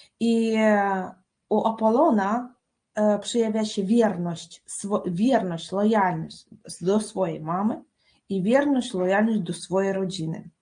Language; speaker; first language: Polish; non-native, fluent; Russian